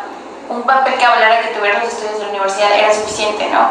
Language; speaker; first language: Spanish; native; Spanish